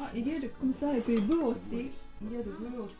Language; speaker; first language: French; non-native, learner; Japanese